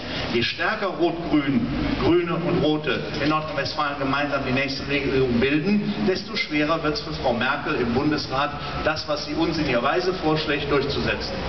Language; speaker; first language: German; native; German